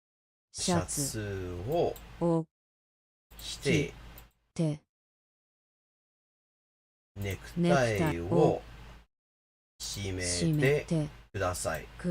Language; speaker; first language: Japanese; non-native, learner; English